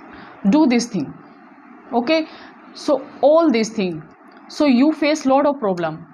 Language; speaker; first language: English; non-native, local second language; Hindi